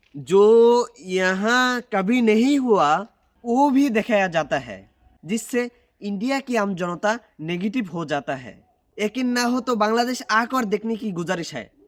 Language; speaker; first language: Hindi; non-native, learner; Bangla